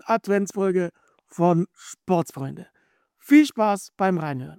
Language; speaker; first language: German; native; German